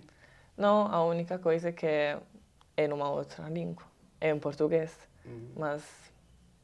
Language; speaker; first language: Portuguese; non-native, learner; Italian